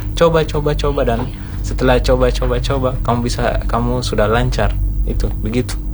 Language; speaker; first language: Indonesian; non-native, learner; Kalenjin